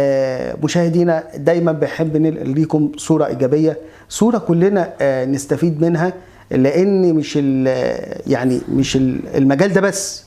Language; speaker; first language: Arabic; native; Arabic